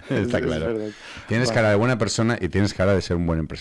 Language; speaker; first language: Spanish; native; Spanish